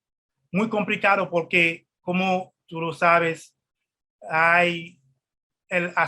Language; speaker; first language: Spanish; non-native, fluent; Haitian Creole